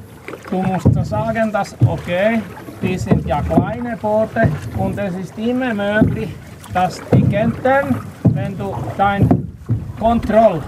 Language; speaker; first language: German; non-native, learner; Finnish